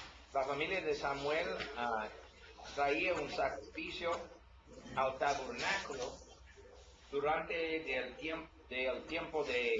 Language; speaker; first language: Spanish; non-native, learner; English